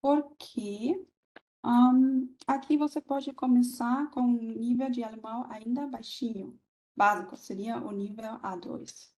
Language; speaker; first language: Portuguese; non-native, fluent; German